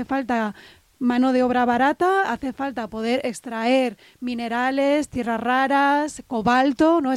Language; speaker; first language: Spanish; native; Spanish